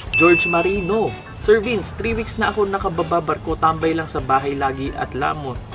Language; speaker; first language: Filipino; native; Filipino